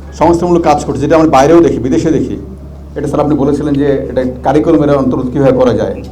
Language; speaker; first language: Bangla; native; Bangla